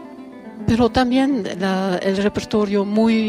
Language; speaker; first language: Spanish; non-native, learner; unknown